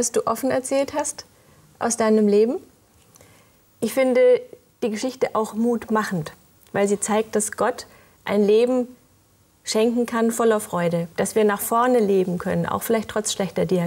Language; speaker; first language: German; native; German